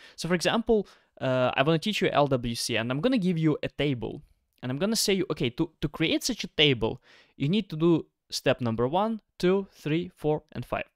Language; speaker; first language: English; non-native, fluent; Ukrainian